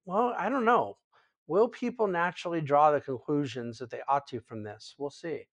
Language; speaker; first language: English; native; English